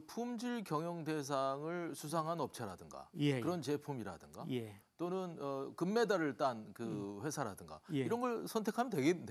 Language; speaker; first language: Korean; native; Korean